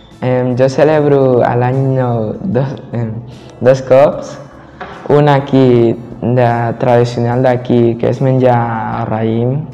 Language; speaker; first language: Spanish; early bilingual, other home language; Chinese